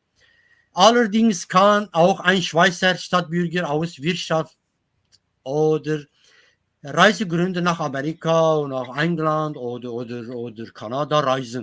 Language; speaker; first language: German; non-native, learner; Kurdish